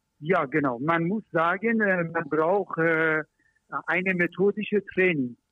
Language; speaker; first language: German; non-native, learner; Persian